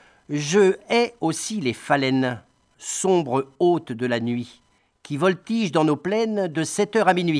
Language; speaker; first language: French; native; French